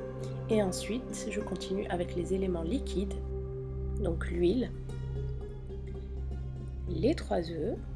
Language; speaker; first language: French; native; French